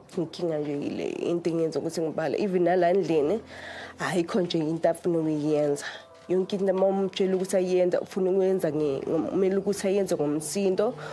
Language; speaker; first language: Zulu; native; Zulu